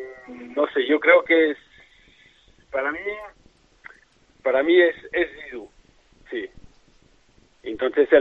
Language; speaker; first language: Spanish; non-native, fluent; French